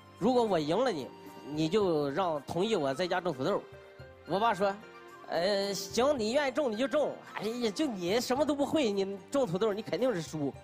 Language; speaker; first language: Chinese; native; Chinese